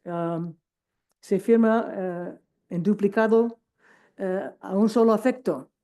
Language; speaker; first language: Spanish; non-native, fluent; English